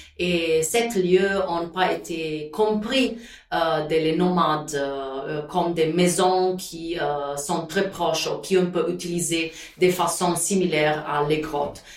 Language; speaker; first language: French; non-native, fluent; Italian